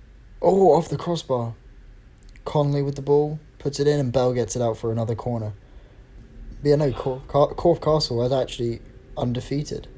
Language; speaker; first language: English; native; English